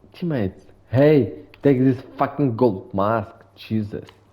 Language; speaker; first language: English; non-native, learner; Ukrainian